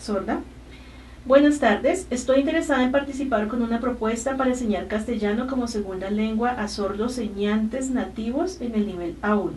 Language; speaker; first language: Spanish; native; Spanish